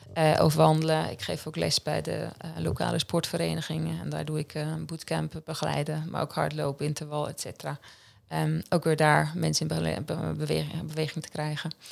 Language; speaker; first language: Dutch; non-native, fluent; Swiss German